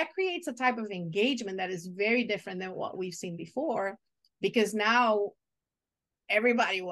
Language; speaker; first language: English; non-native, fluent; Portuguese